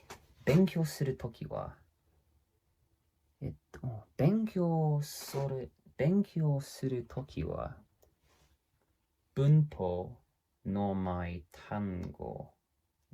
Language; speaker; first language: Japanese; non-native, learner; English